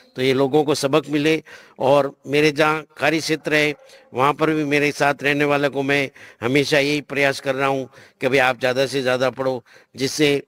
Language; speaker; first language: Hindi; native; Hindi